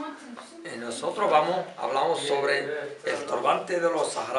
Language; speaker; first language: Spanish; non-native, learner; Arabic